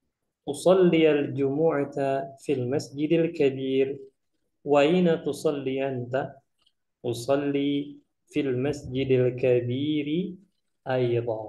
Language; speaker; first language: Arabic; non-native, fluent; Indonesian